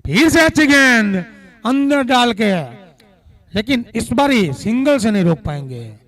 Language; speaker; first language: Hindi; non-native, local second language; Gujarati